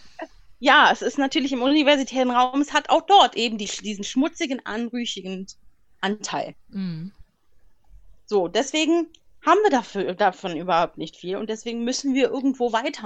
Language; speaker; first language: German; native; German